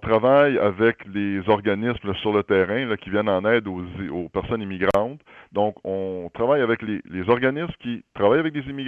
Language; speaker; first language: French; native; French